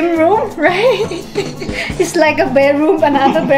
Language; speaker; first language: English; non-native, learner; Thai